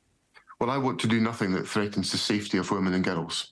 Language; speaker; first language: English; native; English